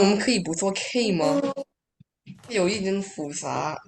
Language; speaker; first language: Chinese; early bilingual, other home language; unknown